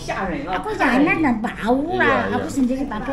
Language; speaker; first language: Indonesian; non-native, local second language; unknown